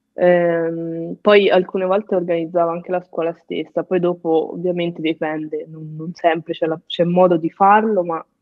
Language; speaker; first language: Italian; native; Italian